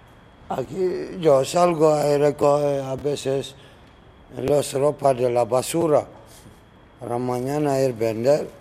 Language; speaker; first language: Spanish; non-native, learner; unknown